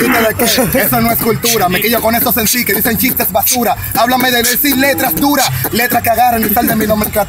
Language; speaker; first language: Spanish; native; Spanish